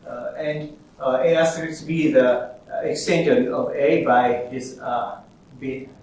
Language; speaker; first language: English; non-native, fluent; Japanese